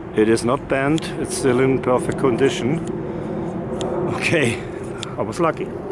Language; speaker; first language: English; non-native, fluent; German